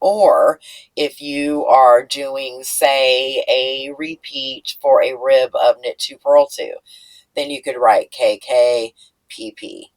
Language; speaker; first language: English; native; English